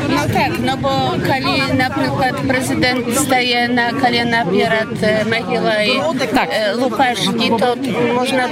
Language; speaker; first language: Polish; non-native, learner; Belarusian